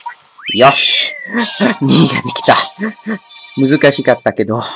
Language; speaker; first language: Japanese; non-native, learner; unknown